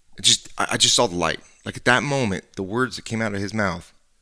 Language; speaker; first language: English; native; English